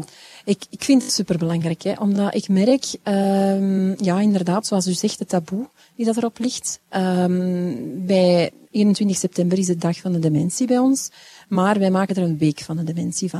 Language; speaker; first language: Dutch; native; Dutch